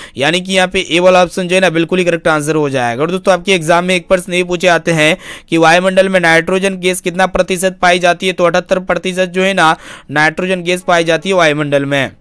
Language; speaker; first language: Hindi; native; Hindi